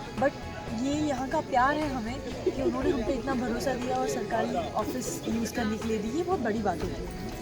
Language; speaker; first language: Hindi; non-native, local second language; Gujarati